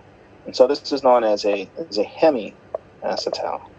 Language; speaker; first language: English; native; English